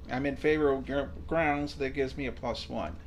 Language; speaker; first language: English; native; English